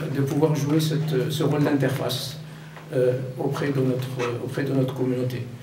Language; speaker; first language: French; non-native, local second language; Arabic